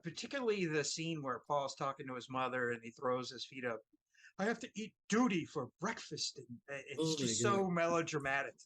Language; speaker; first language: English; native; English